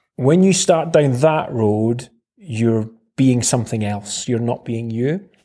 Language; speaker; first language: English; native; English